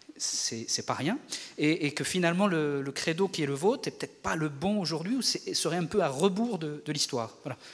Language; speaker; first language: French; native; French